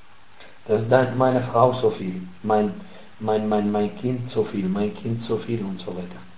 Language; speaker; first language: German; non-native, fluent; Arabic